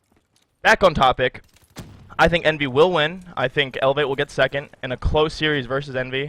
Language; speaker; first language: English; native; English